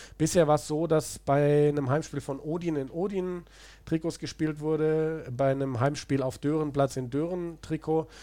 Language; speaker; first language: German; native; German